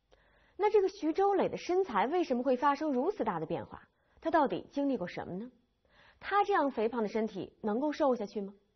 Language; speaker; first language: Chinese; native; Chinese